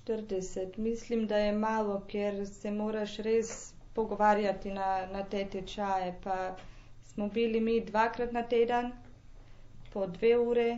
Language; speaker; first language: Slovenian; non-native, local second language; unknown